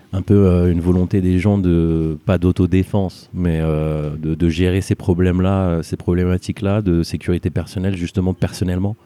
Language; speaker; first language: French; native; French